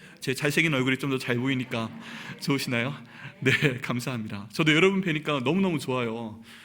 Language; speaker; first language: Korean; native; Korean